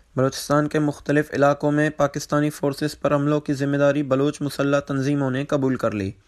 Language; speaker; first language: Urdu; non-native, local second language; Baluchi